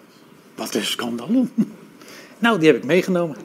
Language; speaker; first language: Dutch; native; Dutch